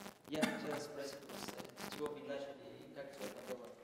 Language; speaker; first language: Russian; non-native, local second language; Tajik